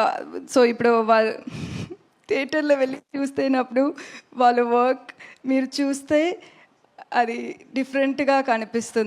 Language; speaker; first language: Telugu; non-native, learner; Tamil